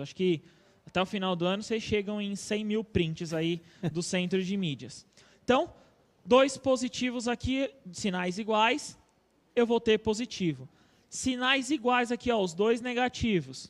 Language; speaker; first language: Portuguese; native; Portuguese